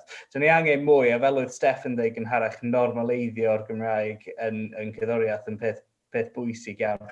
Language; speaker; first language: Welsh; non-native, local second language; English